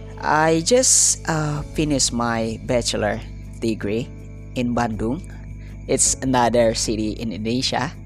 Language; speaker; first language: English; non-native, learner; Indonesian